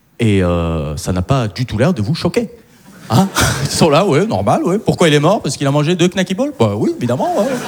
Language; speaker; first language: French; non-native, local second language; Arabic